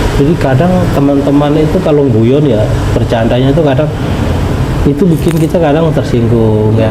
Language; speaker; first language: Indonesian; non-native, local second language; Tetum